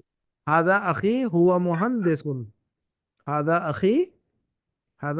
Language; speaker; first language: Arabic; non-native, fluent; Urdu